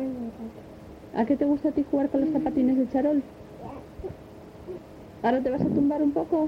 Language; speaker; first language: Spanish; native; Spanish